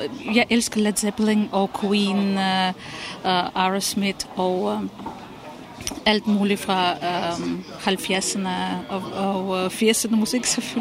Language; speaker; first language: Danish; non-native, fluent; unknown